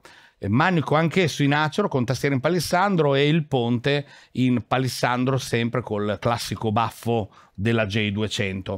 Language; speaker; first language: Italian; native; Italian